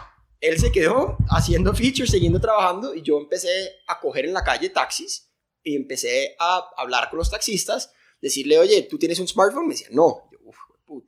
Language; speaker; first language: Spanish; native; Spanish